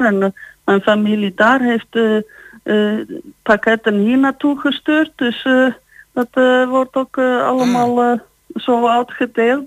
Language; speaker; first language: Dutch; non-native, fluent; Icelandic